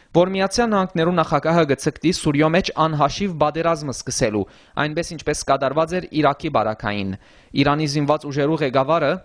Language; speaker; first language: Armenian; early bilingual, heritage; Armenian